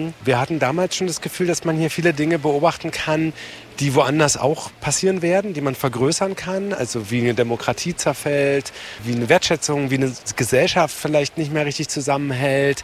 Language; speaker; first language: German; native; German